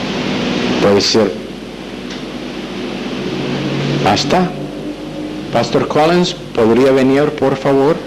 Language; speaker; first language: Spanish; non-native, fluent; English